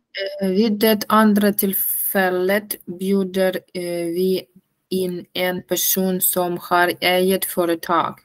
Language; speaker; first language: Swedish; non-native, learner; Russian